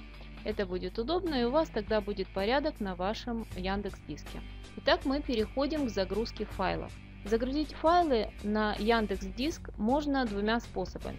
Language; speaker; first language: Russian; native; Russian